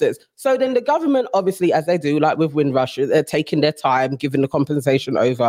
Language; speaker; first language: English; native; English